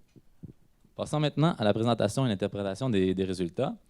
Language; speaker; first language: French; native; French